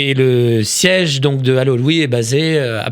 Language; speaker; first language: French; native; French